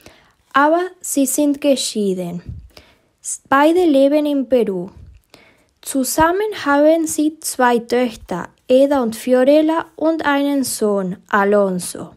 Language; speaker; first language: German; early bilingual, heritage; German